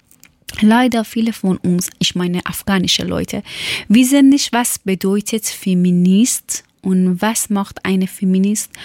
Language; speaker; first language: German; non-native, learner; Persian